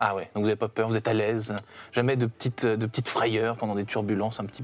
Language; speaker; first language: French; native; French